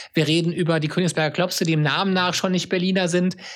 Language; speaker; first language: German; native; German